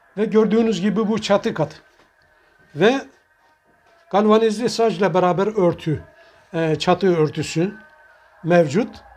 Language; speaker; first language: Turkish; native; Turkish